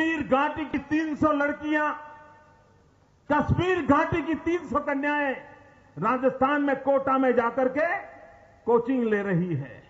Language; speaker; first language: Hindi; non-native, local second language; Gujarati